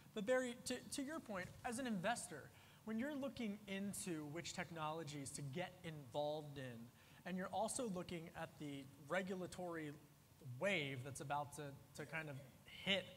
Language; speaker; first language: English; native; English